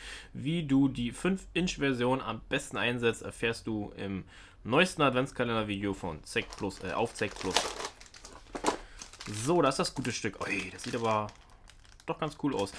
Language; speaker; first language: German; native; German